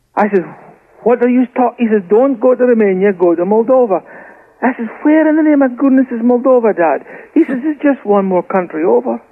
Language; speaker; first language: English; native; English